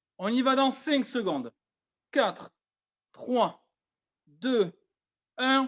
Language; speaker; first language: French; native; French